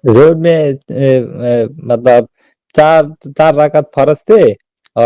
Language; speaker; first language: Hindi; non-native, learner; Bangla